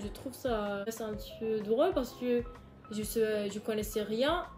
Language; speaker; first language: French; non-native, learner; Turkish